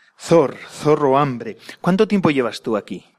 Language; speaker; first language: Spanish; native; Spanish